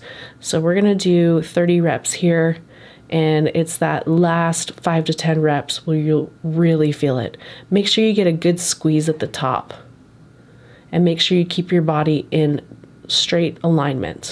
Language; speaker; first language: English; native; English